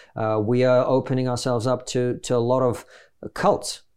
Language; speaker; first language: English; non-native, fluent; Russian